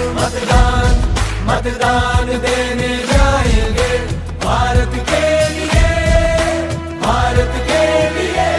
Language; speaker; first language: Hindi; non-native, local second language; Telugu